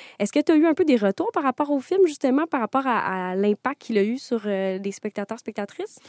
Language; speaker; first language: French; native; French